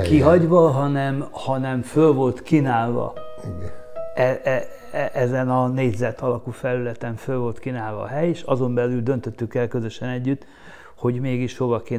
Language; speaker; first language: Hungarian; native; Hungarian